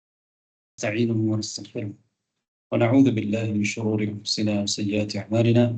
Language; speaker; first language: Arabic; non-native, fluent; Tamil